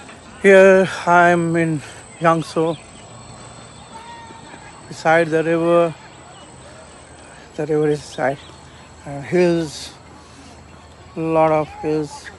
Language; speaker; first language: English; non-native, learner; Urdu